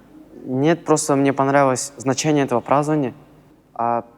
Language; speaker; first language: Russian; native; Russian